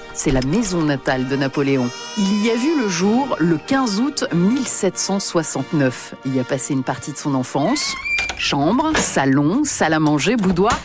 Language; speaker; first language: French; native; French